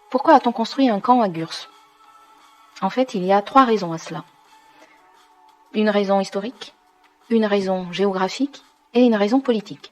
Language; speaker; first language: French; native; French